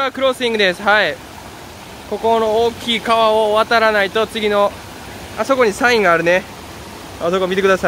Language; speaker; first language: Japanese; native; Japanese